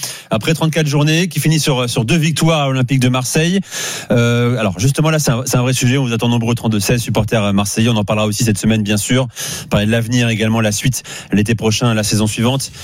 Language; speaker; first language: French; native; French